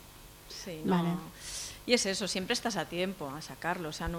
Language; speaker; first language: Spanish; native; Spanish